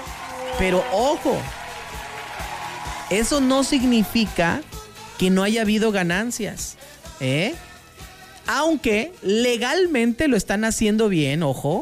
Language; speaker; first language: Spanish; native; Spanish